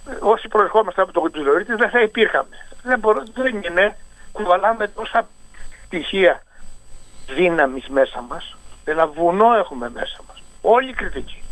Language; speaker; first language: Greek; native; Greek